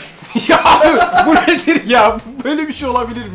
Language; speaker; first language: Turkish; native; Turkish